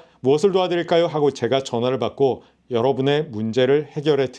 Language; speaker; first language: Korean; native; Korean